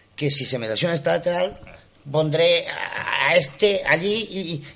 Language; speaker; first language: Spanish; non-native, local second language; Catalan